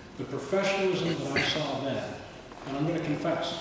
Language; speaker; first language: English; native; English